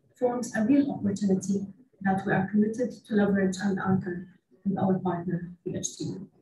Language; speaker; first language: English; non-native, fluent; Arabic